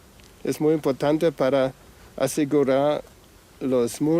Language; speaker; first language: Spanish; non-native, fluent; German